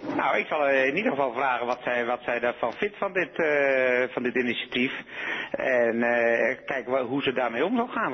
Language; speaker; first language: Dutch; native; Dutch